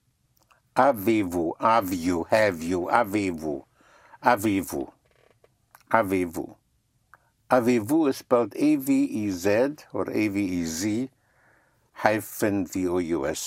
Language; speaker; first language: French; non-native, fluent; English